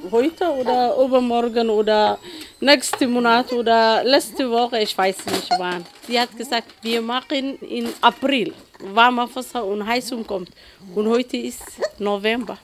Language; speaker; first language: German; non-native, learner; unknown